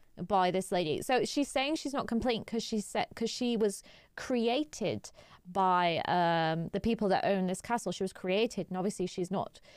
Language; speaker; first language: English; native; English